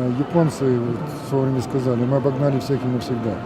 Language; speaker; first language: Russian; native; Russian